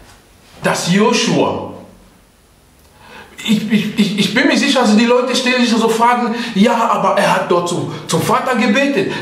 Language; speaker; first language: German; non-native, fluent; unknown